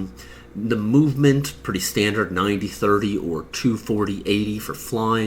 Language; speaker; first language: English; native; English